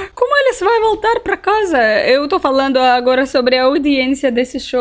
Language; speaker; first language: Portuguese; non-native, learner; Russian